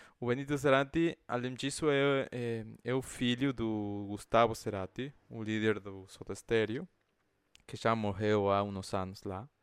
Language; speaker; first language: Portuguese; non-native, fluent; Spanish